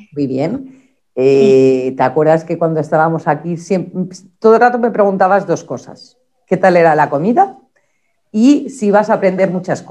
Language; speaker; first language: Spanish; native; Spanish